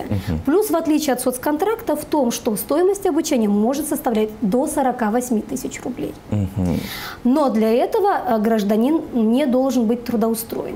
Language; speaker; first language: Russian; native; Russian